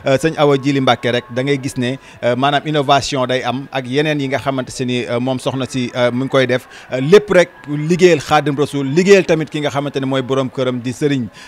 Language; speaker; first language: Wolof; native; Wolof